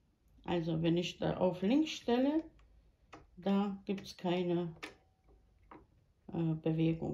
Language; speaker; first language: German; non-native, learner; Bosnian